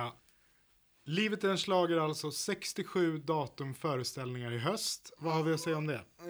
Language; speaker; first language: Swedish; native; Swedish